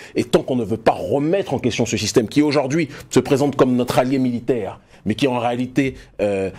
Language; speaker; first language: French; native; French